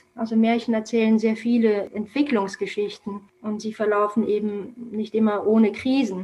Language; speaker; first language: German; non-native, fluent; Romanian